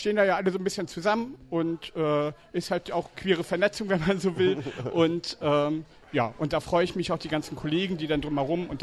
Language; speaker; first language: German; native; German